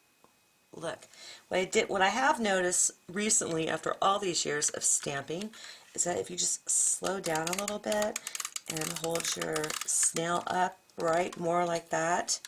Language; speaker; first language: English; native; English